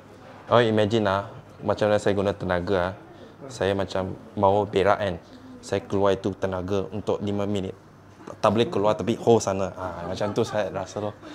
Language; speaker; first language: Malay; non-native, local second language; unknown